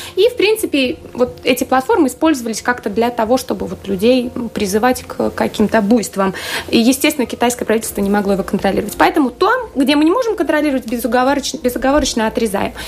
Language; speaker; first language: Russian; native; Russian